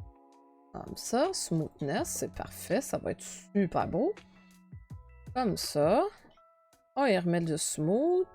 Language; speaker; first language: French; native; French